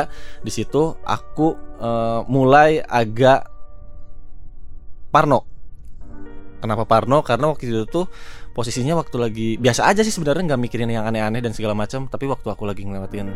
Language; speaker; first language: Indonesian; native; Indonesian